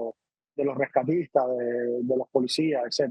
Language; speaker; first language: Spanish; native; Spanish